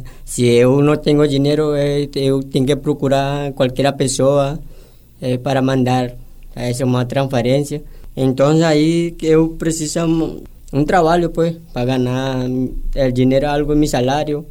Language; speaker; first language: Spanish; non-native, local second language; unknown